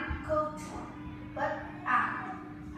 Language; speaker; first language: English; non-native, learner; Vietnamese